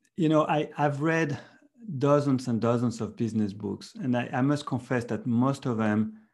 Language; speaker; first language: English; non-native, fluent; French